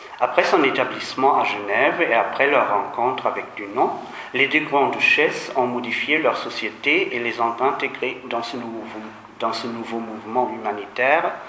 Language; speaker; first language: French; non-native, fluent; German